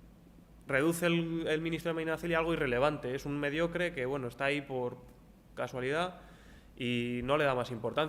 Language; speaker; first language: Spanish; native; Spanish